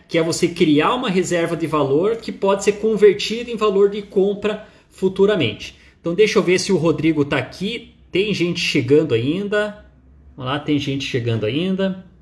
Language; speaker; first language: Portuguese; native; Portuguese